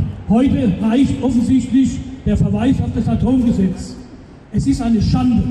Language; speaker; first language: German; native; German